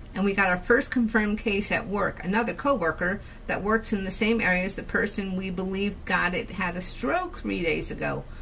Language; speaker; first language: English; native; English